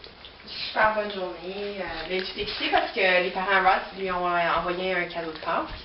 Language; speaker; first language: French; native; French